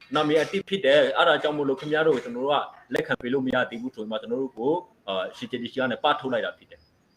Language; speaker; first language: Burmese; non-native, local second language; Hakha Chin